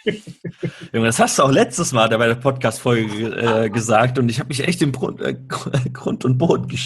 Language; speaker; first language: German; native; German